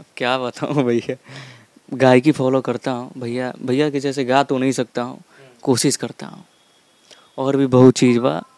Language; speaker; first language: Hindi; native; Hindi